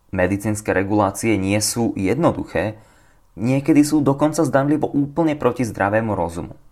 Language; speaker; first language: English; non-native, fluent; Slovak